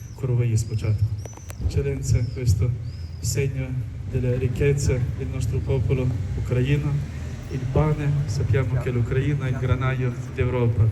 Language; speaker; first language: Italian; non-native, fluent; Ukrainian